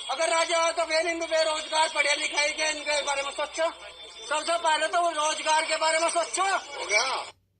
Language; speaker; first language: Hindi; native; Hindi